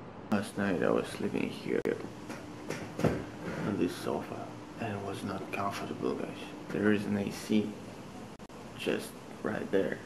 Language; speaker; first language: English; non-native, fluent; Russian